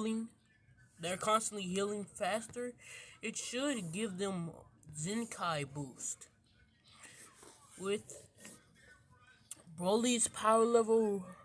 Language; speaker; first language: English; native; English